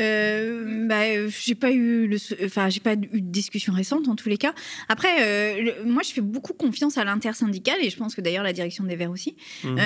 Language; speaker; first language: French; native; French